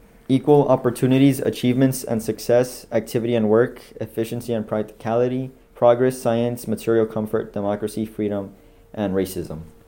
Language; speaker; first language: English; early bilingual, other home language; Spanish